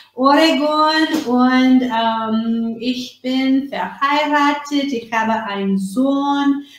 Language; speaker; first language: German; non-native, learner; English